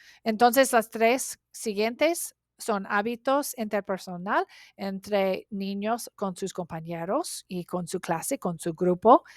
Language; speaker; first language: Spanish; non-native, learner; English